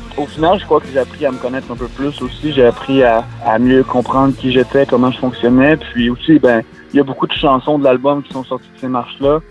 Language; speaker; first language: French; native; French